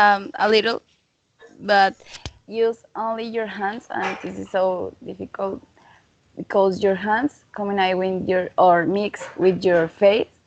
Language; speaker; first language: English; non-native, learner; Spanish